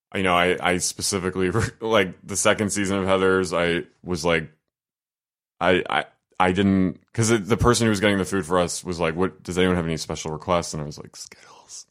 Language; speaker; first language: English; native; English